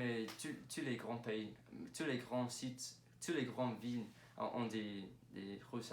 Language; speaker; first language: French; non-native, learner; English